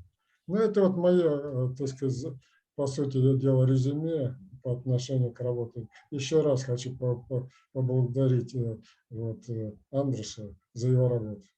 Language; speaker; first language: Russian; native; Russian